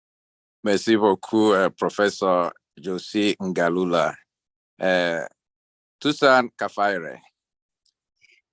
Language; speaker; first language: French; non-native, learner; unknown